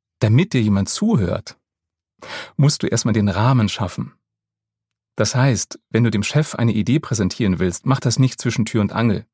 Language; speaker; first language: German; native; German